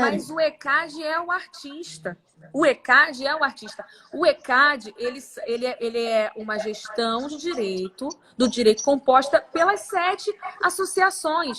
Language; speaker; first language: Portuguese; native; Portuguese